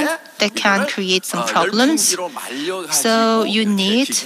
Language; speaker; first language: English; non-native, fluent; Korean